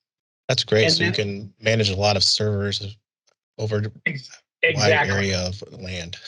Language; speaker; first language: English; native; English